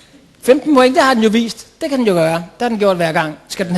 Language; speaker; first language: Danish; native; Danish